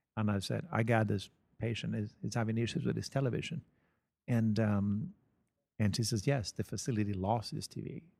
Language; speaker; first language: English; non-native, fluent; Spanish